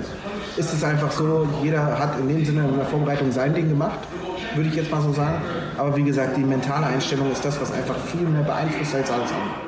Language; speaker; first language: German; native; German